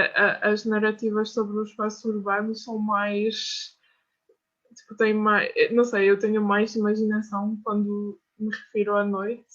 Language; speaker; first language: Portuguese; non-native, fluent; French